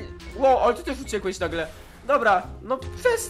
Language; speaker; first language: Polish; native; Polish